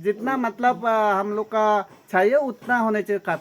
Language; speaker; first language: Hindi; non-native, local second language; Mizo